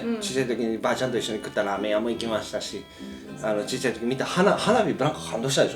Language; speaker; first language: Japanese; native; Japanese